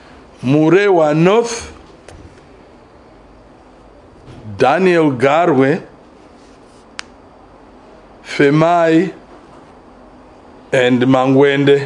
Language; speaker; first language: English; non-native, local second language; Shona